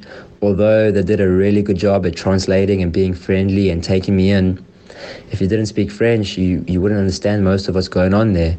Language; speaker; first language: English; native; English